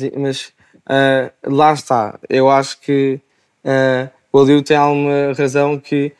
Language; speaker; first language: Portuguese; native; Portuguese